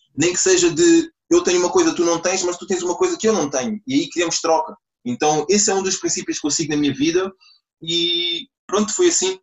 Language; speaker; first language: Portuguese; native; Portuguese